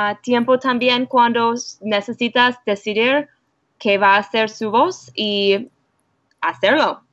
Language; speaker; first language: Spanish; non-native, learner; English